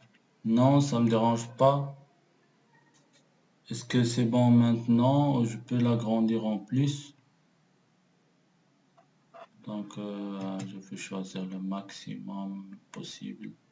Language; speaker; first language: French; non-native, local second language; Arabic